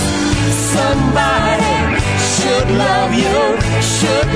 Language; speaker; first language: English; native; English